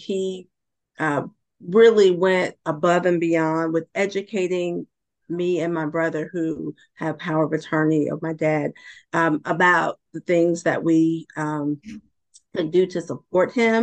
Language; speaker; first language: English; native; English